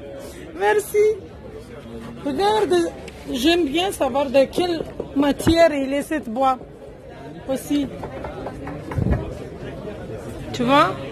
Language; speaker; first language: French; non-native, learner; Romanian